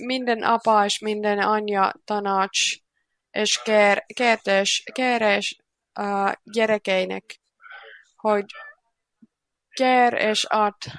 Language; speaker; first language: Hungarian; non-native, learner; Finnish